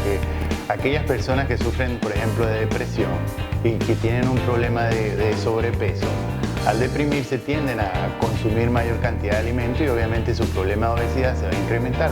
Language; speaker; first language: Spanish; native; Spanish